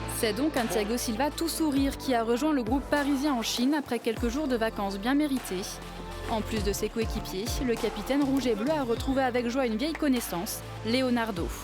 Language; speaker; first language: French; native; French